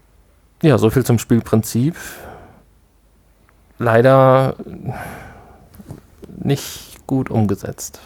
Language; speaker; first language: German; native; German